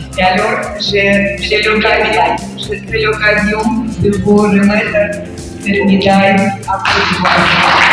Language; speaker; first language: French; non-native, fluent; Russian